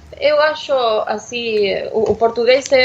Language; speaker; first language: Portuguese; non-native, fluent; Spanish